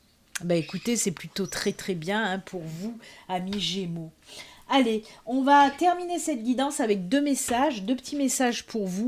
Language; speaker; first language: French; native; French